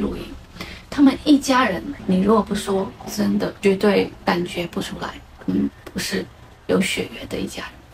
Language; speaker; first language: Chinese; native; Chinese